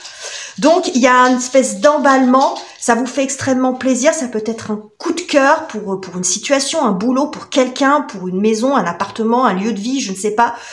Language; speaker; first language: French; native; French